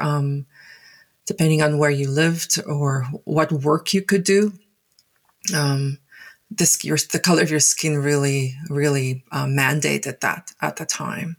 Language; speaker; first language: English; non-native, local second language; Afrikaans